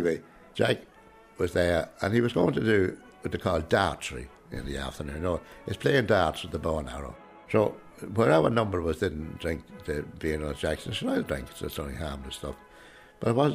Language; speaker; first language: English; native; English